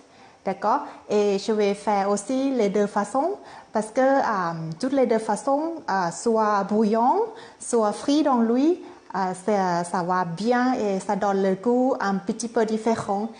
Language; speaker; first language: French; non-native, learner; Thai